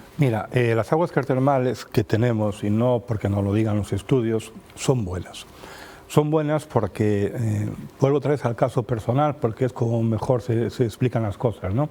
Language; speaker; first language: Spanish; native; Spanish